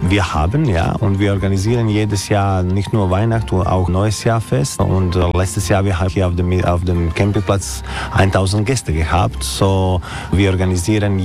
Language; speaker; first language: German; non-native, learner; Croatian